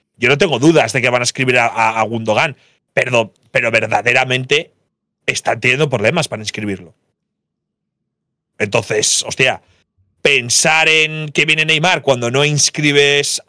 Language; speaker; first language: Spanish; native; Spanish